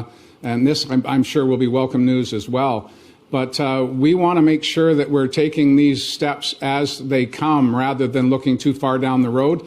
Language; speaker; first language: English; native; English